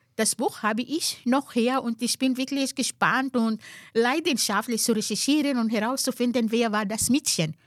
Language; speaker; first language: German; non-native, fluent; Arabic